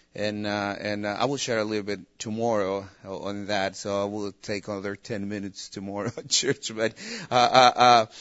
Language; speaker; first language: English; non-native, fluent; Spanish